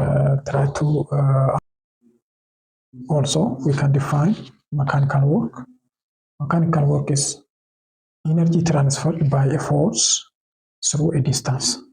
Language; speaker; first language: English; non-native, local second language; Oromo